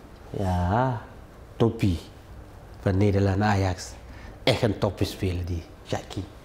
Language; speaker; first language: Dutch; non-native, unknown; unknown